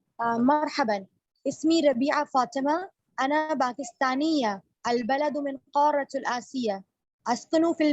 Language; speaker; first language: Arabic; non-native, learner; Urdu